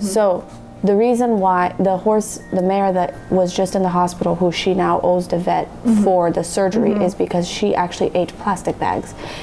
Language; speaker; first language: English; non-native, fluent; Portuguese